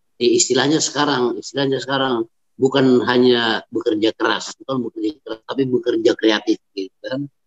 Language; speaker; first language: Indonesian; non-native, local second language; Batak Toba